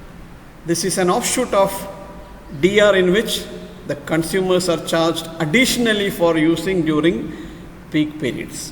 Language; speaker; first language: English; non-native, local second language; Malayalam